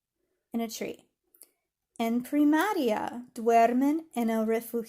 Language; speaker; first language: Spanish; non-native, fluent; English